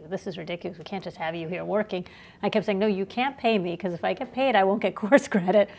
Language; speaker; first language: English; native; English